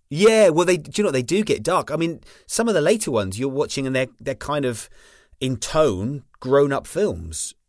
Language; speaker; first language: English; native; English